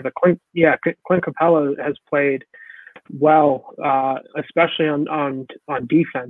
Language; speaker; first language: English; native; English